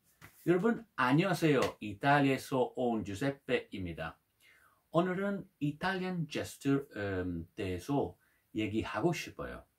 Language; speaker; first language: Korean; non-native, learner; Italian